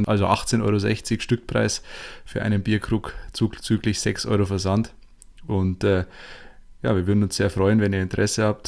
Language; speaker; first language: German; native; German